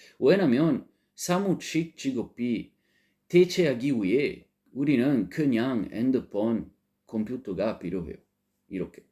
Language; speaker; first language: Korean; non-native, learner; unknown